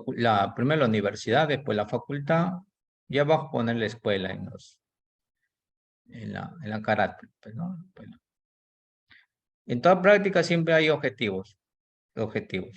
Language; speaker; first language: Spanish; native; Spanish